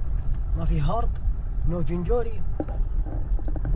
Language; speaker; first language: Arabic; non-native, learner; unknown